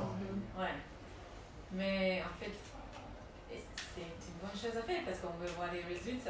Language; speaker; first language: French; non-native, learner; English